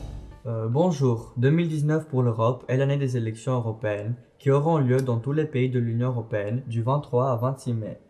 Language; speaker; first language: French; non-native, learner; Greek